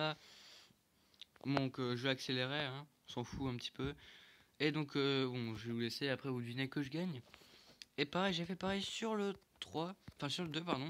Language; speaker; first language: French; native; French